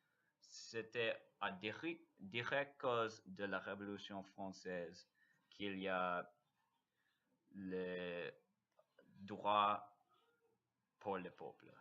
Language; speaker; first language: French; non-native, learner; English